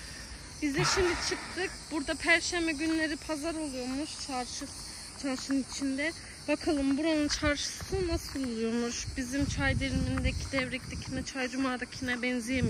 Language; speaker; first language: Turkish; early bilingual, heritage; Turkish